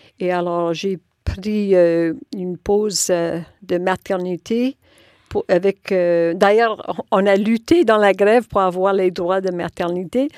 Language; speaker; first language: French; non-native, local second language; English